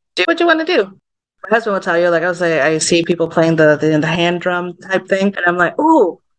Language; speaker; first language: English; early bilingual, other home language; Vietnamese